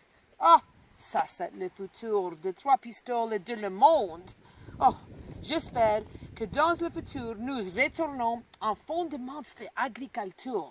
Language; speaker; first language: French; non-native, learner; English